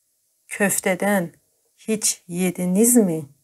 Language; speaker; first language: Turkish; non-native, fluent; Persian